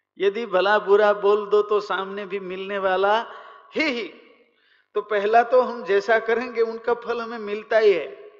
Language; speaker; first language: Hindi; non-native, local second language; Gujarati